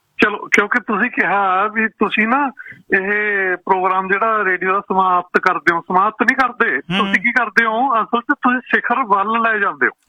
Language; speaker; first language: Punjabi; native; Punjabi